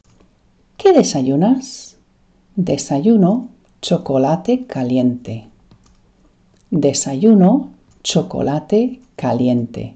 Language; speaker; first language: Spanish; non-native, fluent; English